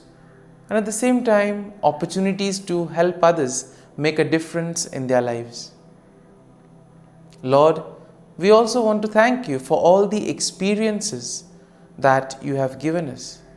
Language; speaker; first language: English; non-native, local second language; Konkani